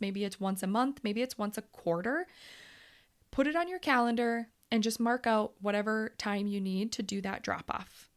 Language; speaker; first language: English; native; English